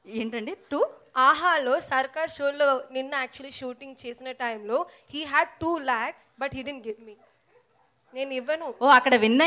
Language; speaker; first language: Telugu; non-native, learner; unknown